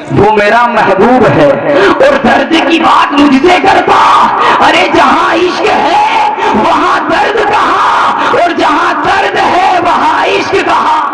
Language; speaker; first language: Urdu; native; Urdu